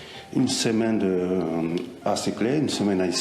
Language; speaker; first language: French; non-native, local second language; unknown